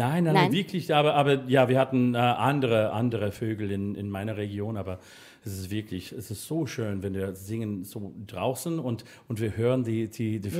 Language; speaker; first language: German; non-native, learner; English